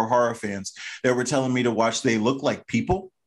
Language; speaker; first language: English; native; English